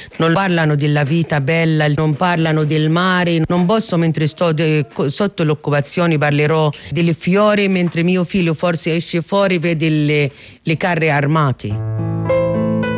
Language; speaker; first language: Italian; non-native, learner; Arabic